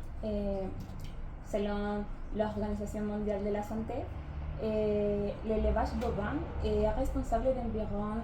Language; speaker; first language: French; non-native, learner; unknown